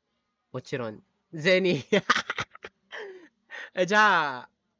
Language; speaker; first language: Japanese; non-native, learner; Filipino